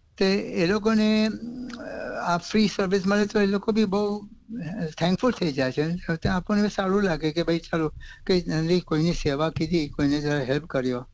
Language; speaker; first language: Gujarati; native; Gujarati